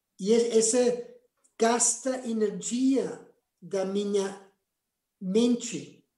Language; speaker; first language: Portuguese; non-native, fluent; Spanish